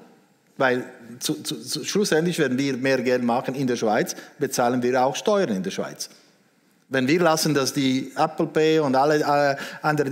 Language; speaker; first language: German; non-native, local second language; Italian